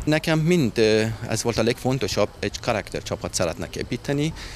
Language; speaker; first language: Hungarian; non-native, learner; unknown